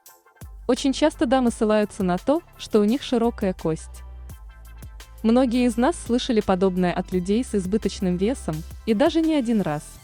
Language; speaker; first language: Russian; native; Russian